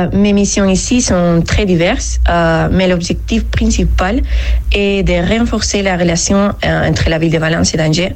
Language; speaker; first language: French; non-native, fluent; Spanish